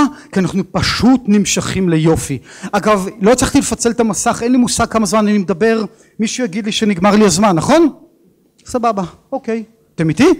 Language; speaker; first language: Hebrew; native; Hebrew